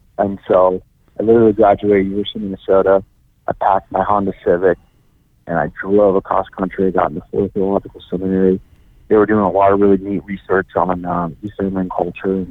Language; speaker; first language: English; native; English